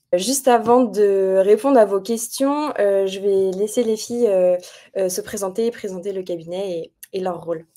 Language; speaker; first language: French; native; French